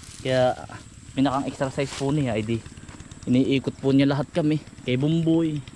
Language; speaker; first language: Filipino; native; Filipino